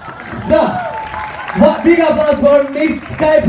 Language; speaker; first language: English; non-native, fluent; Turkish